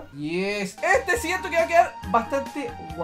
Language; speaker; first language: Spanish; native; Spanish